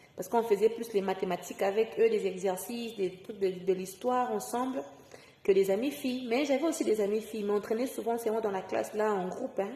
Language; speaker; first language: French; non-native, local second language; Lingala